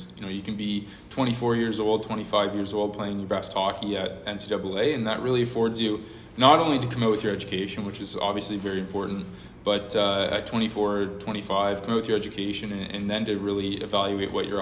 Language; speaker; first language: English; native; English